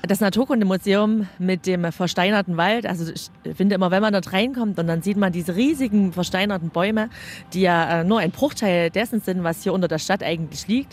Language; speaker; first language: German; native; German